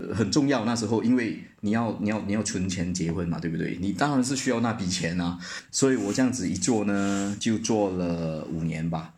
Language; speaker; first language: Chinese; native; Chinese